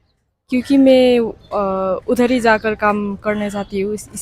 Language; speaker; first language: Hindi; non-native, learner; Nepali